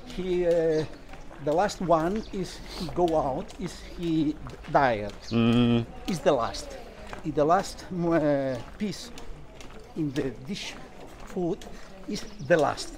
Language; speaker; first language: English; non-native, learner; Galician